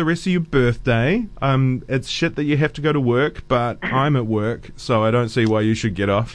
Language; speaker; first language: English; native; English